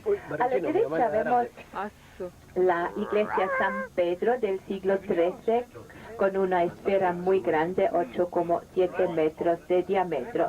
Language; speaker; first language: Spanish; non-native, fluent; German